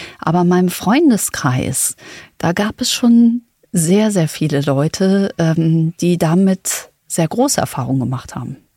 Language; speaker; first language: German; native; German